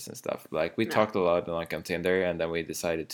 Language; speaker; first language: English; non-native, fluent; Swedish